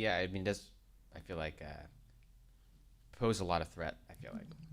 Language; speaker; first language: English; native; English